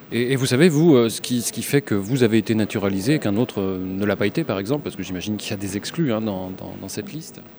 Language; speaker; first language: French; native; French